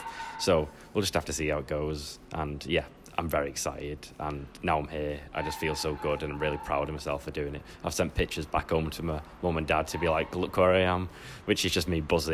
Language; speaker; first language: English; native; English